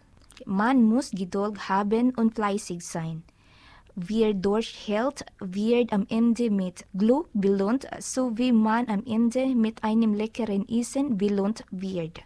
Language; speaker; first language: German; non-native, learner; Filipino